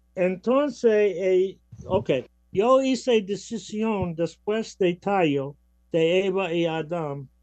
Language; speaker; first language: Spanish; non-native, learner; English